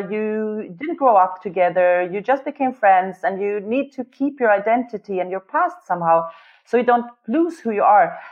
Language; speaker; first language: English; non-native, fluent; Swedish